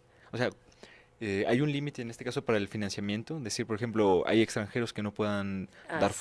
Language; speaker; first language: Spanish; native; Spanish